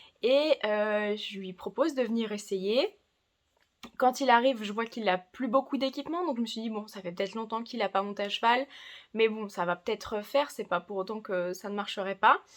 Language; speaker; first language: French; native; French